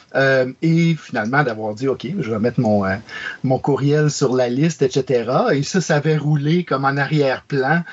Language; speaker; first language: French; native; French